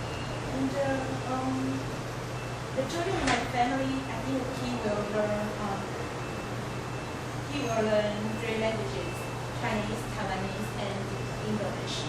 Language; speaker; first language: English; non-native, learner; Chinese